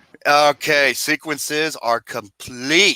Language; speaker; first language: English; native; English